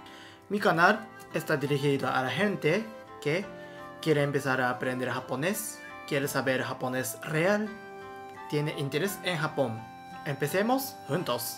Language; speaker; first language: Spanish; non-native, learner; Japanese